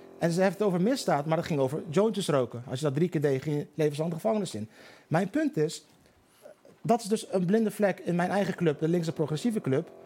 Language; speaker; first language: Dutch; early bilingual, other home language; Turkish